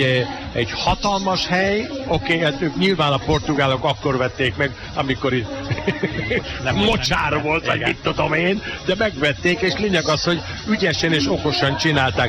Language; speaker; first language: Hungarian; native; Hungarian